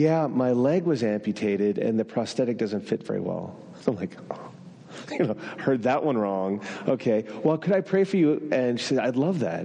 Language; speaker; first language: English; non-native, fluent; French